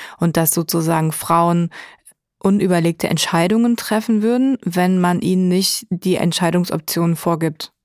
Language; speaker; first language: German; native; German